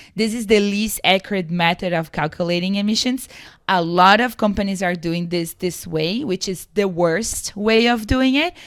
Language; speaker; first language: English; non-native, fluent; Portuguese